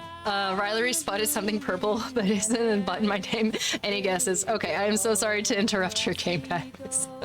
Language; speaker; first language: English; native; English